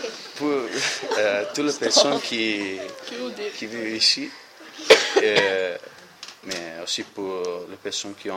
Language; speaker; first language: French; non-native, learner; Italian